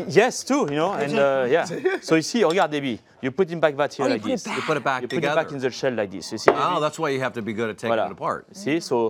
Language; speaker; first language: English; non-native, fluent; French